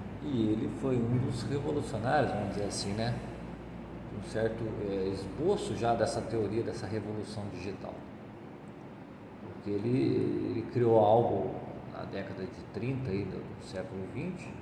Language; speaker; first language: Portuguese; native; Portuguese